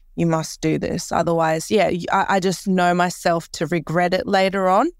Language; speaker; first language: English; early bilingual, other home language; Korean